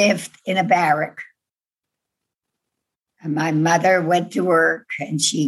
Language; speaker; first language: English; non-native, fluent; Dutch